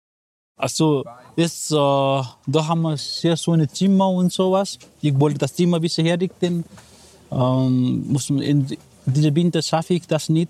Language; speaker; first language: German; non-native, learner; Nepali